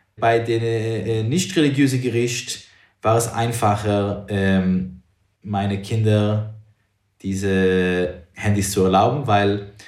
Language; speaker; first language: German; non-native, fluent; English